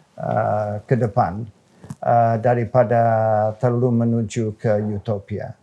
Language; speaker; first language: Indonesian; non-native, fluent; English